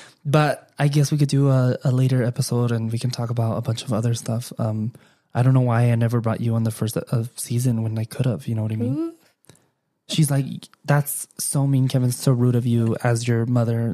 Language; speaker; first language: English; early bilingual, other home language; Spanish